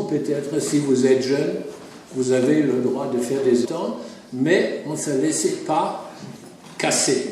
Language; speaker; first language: French; non-native, fluent; German